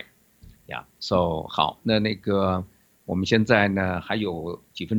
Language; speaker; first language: Chinese; native; Chinese